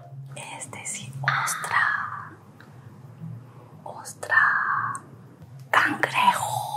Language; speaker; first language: Spanish; non-native, learner; Korean